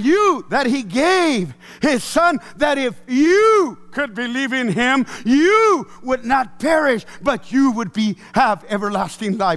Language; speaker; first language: English; early bilingual, other home language; Spanish